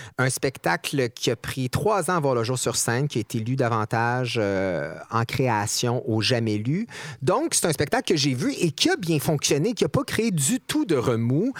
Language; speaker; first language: French; native; French